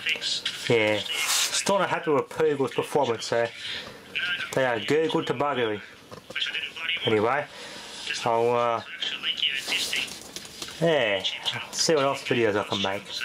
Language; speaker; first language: English; native; English